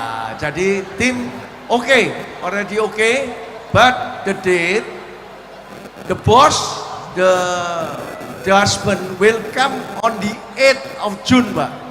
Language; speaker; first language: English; non-native, fluent; Indonesian